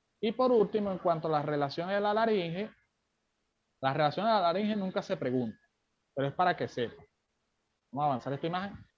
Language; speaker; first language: Spanish; native; Spanish